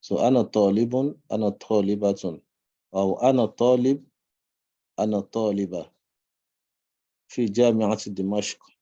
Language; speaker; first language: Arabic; non-native, fluent; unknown